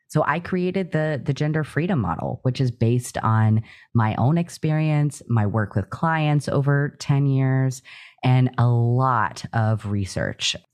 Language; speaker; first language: English; native; English